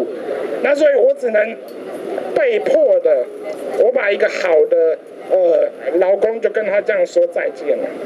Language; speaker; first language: Chinese; native; Chinese